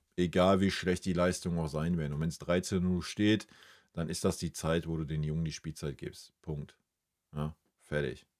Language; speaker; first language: German; native; German